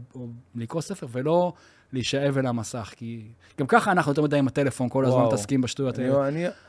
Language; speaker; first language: Hebrew; native; Hebrew